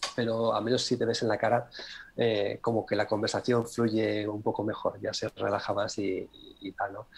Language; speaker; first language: Spanish; native; Spanish